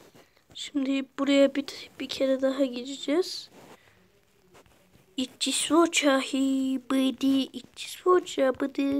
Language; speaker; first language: Turkish; native; Turkish